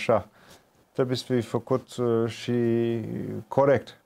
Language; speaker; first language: Romanian; non-native, fluent; English